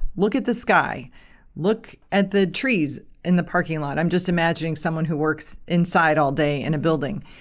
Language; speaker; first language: English; native; English